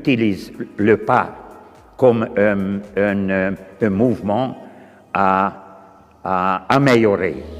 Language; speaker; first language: French; non-native, fluent; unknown